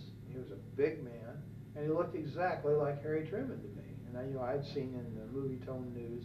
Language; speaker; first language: English; native; English